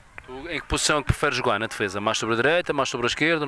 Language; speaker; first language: Portuguese; native; Portuguese